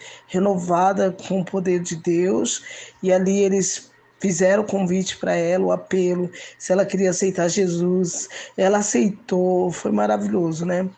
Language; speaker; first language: Portuguese; native; Portuguese